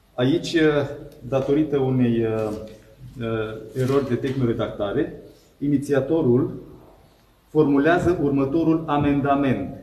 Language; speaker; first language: Romanian; native; Romanian